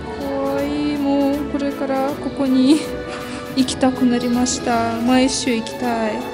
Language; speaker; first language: Japanese; non-native, fluent; Russian